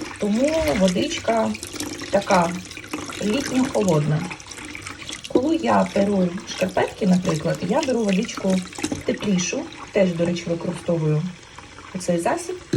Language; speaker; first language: Ukrainian; native; Ukrainian